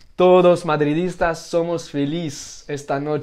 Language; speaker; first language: Spanish; non-native, learner; French